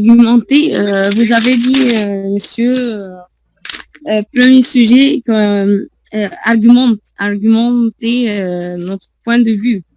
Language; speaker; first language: French; non-native, learner; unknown